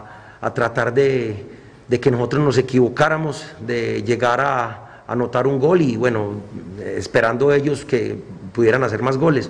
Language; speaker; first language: Spanish; native; Spanish